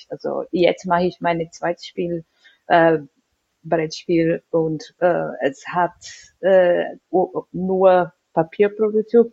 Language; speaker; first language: German; non-native, fluent; Portuguese